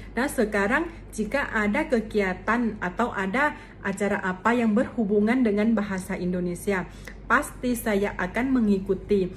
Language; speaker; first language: Indonesian; non-native, fluent; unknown